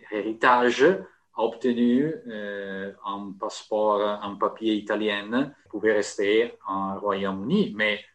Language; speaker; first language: French; non-native, fluent; Italian